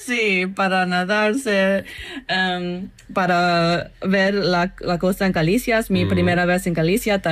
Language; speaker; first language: Spanish; non-native, fluent; English